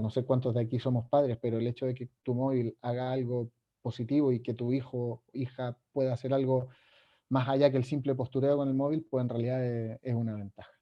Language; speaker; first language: Spanish; native; Spanish